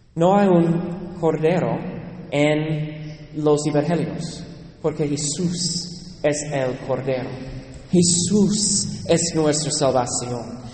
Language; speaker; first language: Spanish; non-native, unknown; English